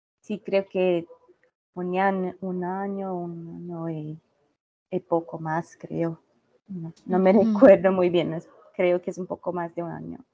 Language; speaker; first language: Spanish; non-native, learner; Portuguese